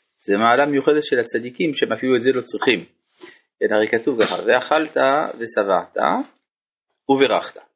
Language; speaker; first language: Hebrew; non-native, fluent; French